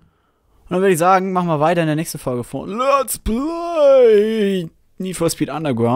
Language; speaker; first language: German; native; German